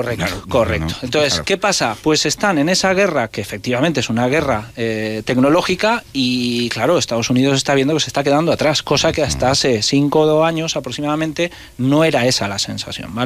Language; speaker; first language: Spanish; native; Spanish